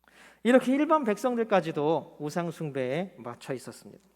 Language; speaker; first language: Korean; native; Korean